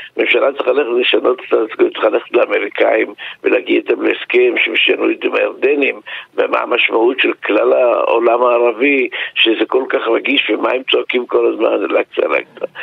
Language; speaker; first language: Hebrew; native; Hebrew